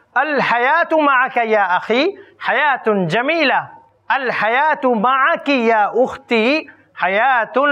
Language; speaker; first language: Arabic; non-native, fluent; Urdu